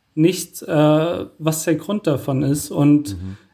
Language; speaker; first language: German; native; German